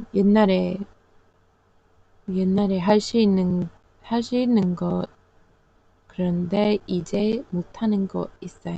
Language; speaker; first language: Korean; non-native, learner; English